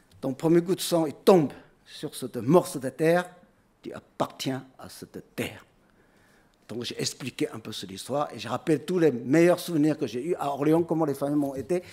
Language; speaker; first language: French; non-native, fluent; Chinese